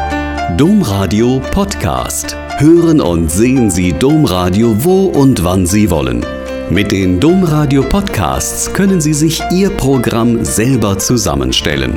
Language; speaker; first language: German; native; German